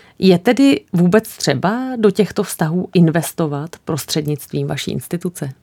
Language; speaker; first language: Czech; native; Czech